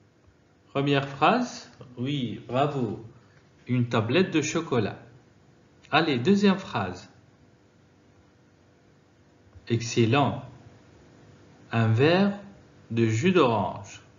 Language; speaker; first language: French; non-native, fluent; Arabic